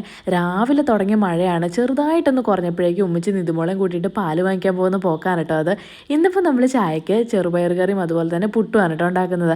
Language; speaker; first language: Malayalam; native; Malayalam